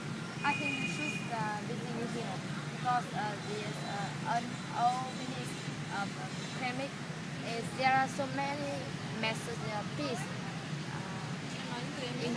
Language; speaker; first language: English; non-native, learner; Vietnamese